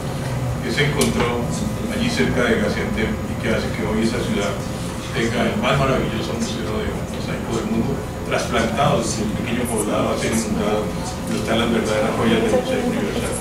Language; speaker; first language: Spanish; native; Spanish